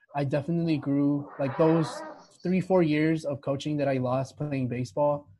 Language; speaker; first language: English; early bilingual, other home language; Spanish